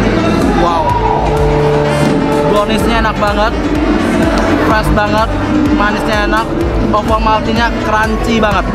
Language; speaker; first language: Indonesian; native; Indonesian